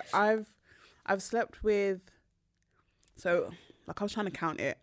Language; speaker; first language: English; native; English